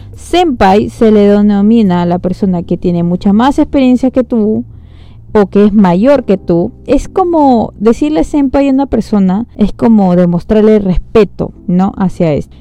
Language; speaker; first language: Spanish; early bilingual, heritage; Spanish